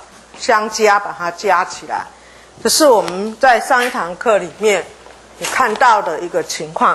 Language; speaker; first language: Chinese; native; Chinese